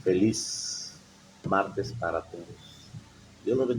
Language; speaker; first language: Spanish; native; Spanish